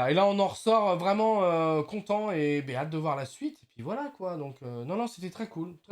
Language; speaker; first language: French; native; French